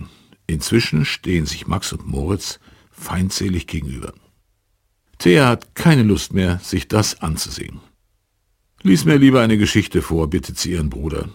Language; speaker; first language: German; native; German